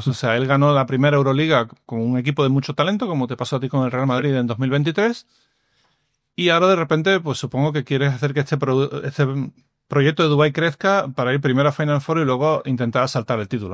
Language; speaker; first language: Spanish; native; Spanish